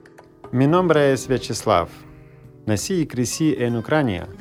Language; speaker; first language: Spanish; non-native, learner; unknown